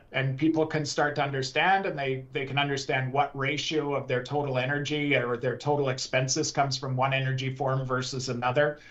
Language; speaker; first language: English; native; English